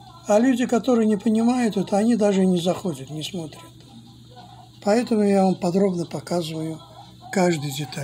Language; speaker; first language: Russian; non-native, fluent; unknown